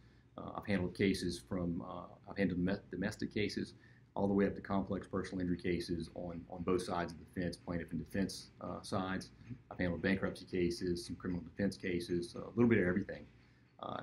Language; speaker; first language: English; native; English